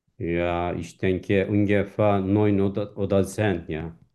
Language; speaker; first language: German; non-native, fluent; Turkish